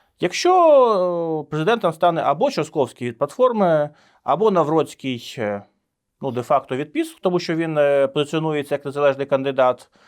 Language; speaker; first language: Ukrainian; native; Ukrainian